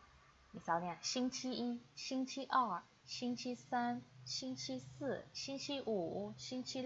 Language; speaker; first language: Chinese; non-native, fluent; Indonesian